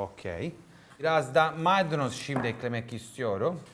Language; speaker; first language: Turkish; non-native, learner; Italian